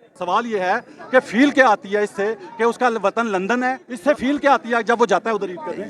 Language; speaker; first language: Urdu; native; Urdu